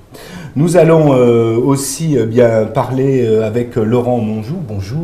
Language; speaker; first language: French; native; French